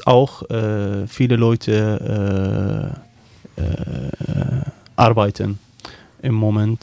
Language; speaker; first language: German; non-native, learner; Arabic